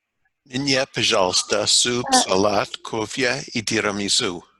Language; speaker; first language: Russian; non-native, learner; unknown